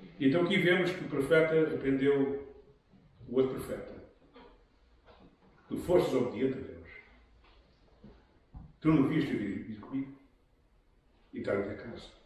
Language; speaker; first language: Portuguese; native; Portuguese